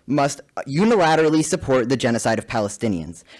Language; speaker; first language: English; native; English